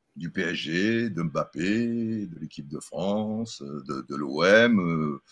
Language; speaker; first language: French; native; French